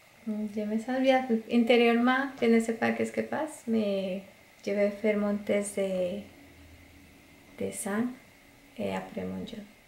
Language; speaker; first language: French; non-native, learner; Spanish